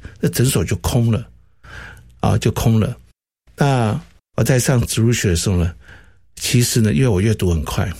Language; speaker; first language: Chinese; non-native, local second language; Cantonese